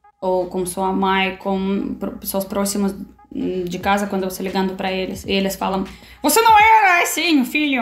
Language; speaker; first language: Portuguese; non-native, learner; Russian